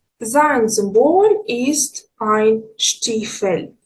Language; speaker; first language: German; non-native, fluent; Ukrainian